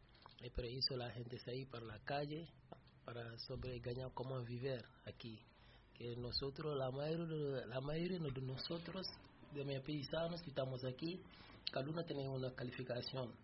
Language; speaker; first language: Spanish; non-native, learner; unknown